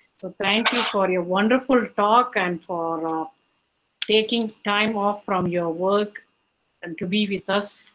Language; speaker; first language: English; non-native, local second language; Tamil